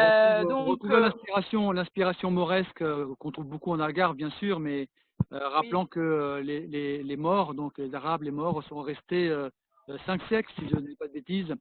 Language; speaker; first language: French; native; French